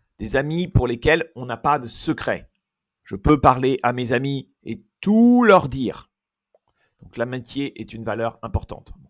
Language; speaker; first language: French; native; French